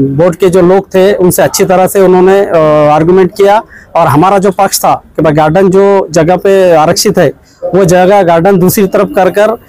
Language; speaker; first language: Hindi; non-native, local second language; Urdu